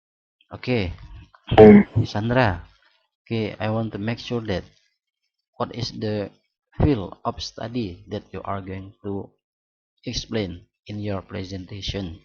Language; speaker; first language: English; non-native, learner; Indonesian